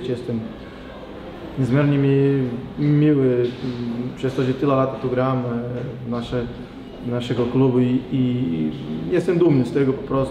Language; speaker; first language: Polish; non-native, fluent; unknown